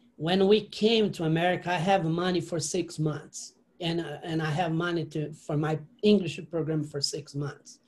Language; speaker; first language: English; non-native, learner; Portuguese